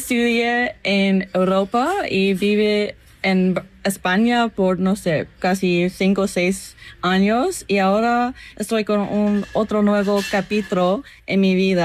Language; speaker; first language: Spanish; non-native, fluent; English